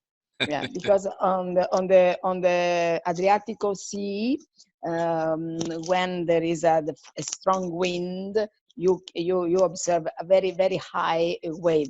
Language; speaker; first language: English; non-native, fluent; Italian